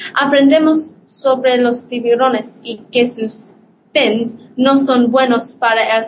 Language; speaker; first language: Spanish; non-native, learner; English